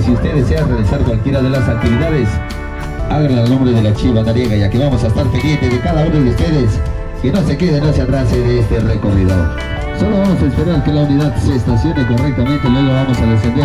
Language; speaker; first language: Spanish; native; Spanish